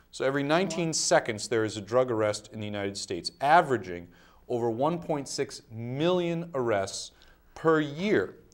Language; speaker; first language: English; native; English